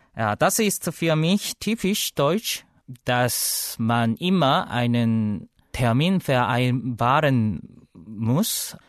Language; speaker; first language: German; non-native, learner; Korean